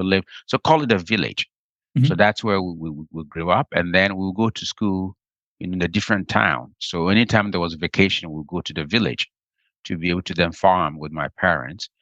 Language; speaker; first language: English; non-native, local second language; Akan